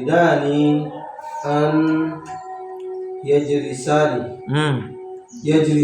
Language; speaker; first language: Arabic; non-native, learner; Indonesian